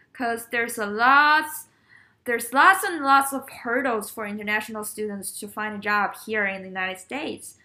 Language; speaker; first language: English; non-native, fluent; Chinese